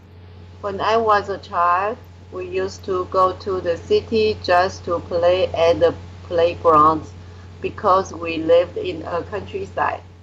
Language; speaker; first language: English; non-native, learner; Chinese